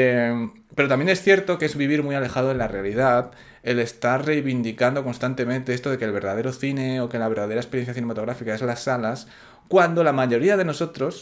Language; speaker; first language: Spanish; native; Spanish